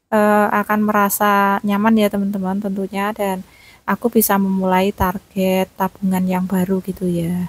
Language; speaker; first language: Indonesian; native; Indonesian